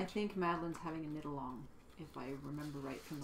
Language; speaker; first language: English; native; English